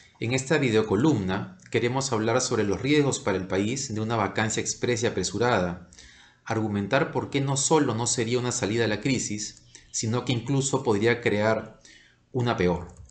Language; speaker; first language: Spanish; native; Spanish